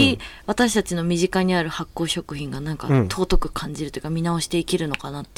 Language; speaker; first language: Japanese; native; Japanese